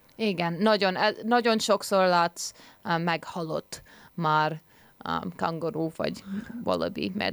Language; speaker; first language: Hungarian; early bilingual, heritage; English